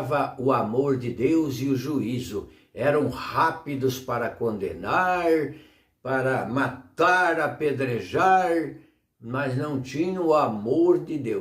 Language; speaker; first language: Portuguese; native; Portuguese